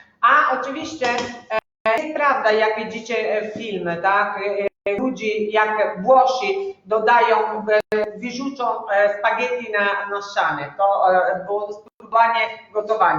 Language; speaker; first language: Polish; non-native, learner; Italian